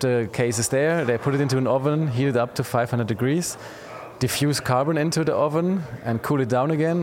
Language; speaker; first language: English; non-native, fluent; German